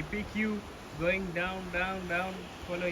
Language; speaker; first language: English; non-native, local second language; Swahili